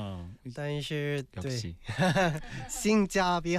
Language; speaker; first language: Chinese; non-native, learner; Korean